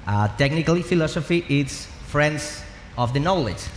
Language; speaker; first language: English; non-native, learner; Spanish